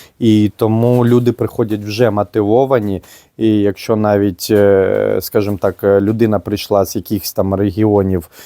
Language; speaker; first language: Ukrainian; non-native, local second language; Russian